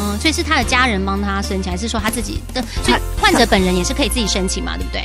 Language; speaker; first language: Chinese; native; Chinese